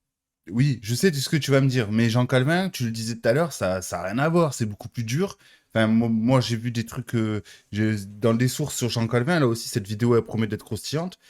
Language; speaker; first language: French; native; French